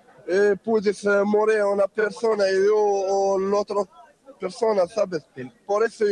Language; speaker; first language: Spanish; non-native, learner; Arabic